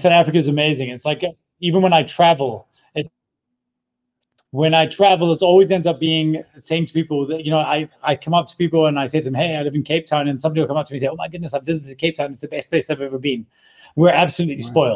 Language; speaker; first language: English; native; English